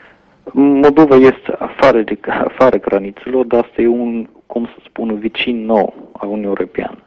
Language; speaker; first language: Romanian; non-native, learner; German